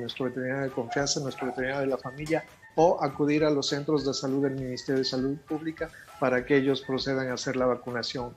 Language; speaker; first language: Spanish; native; Spanish